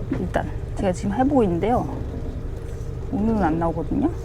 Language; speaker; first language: Korean; native; Korean